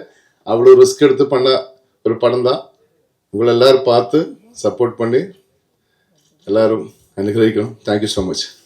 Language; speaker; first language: Tamil; non-native, learner; Malayalam